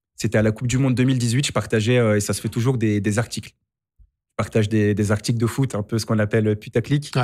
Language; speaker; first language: French; native; French